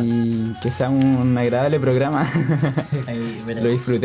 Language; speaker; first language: Spanish; native; Spanish